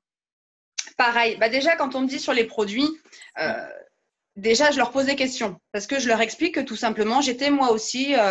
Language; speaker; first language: French; native; French